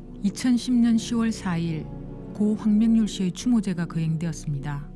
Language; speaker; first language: Korean; native; Korean